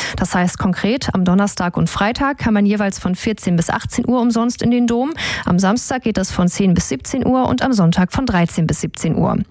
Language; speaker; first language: German; native; German